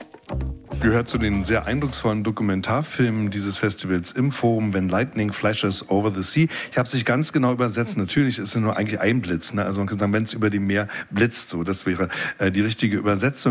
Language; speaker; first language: German; native; German